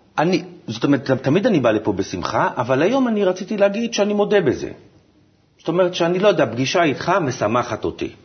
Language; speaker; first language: Hebrew; native; Hebrew